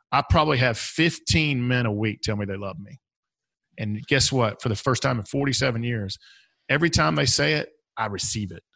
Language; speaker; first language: English; native; English